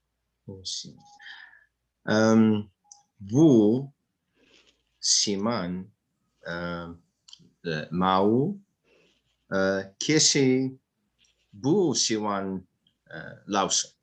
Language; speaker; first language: Chinese; non-native, learner; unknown